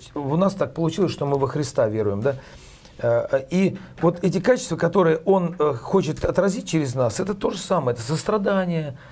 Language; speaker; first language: Russian; native; Russian